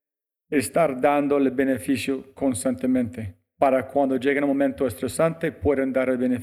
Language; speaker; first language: Spanish; non-native, fluent; English